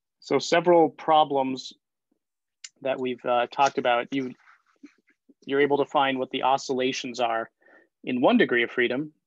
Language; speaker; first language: English; native; English